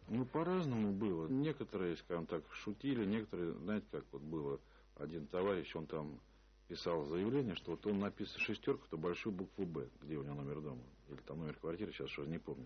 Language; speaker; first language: Russian; native; Russian